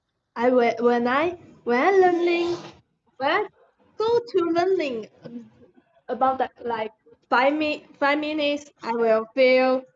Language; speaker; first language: English; non-native, learner; Chinese